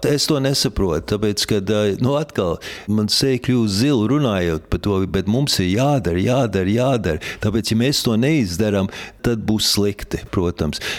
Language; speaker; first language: Latvian; early bilingual, heritage; Latvian